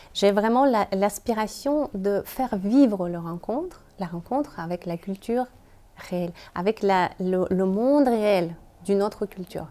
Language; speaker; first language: French; non-native, fluent; Russian